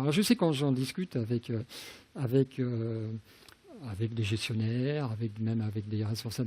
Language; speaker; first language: French; native; French